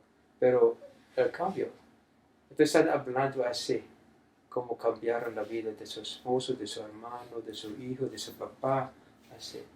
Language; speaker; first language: Spanish; non-native, fluent; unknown